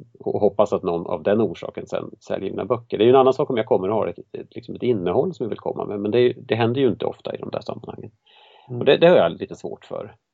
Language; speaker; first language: Swedish; native; Swedish